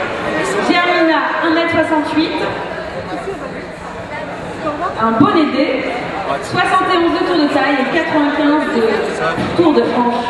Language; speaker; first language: French; native; French